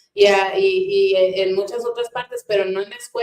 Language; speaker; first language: Spanish; early bilingual, other home language; English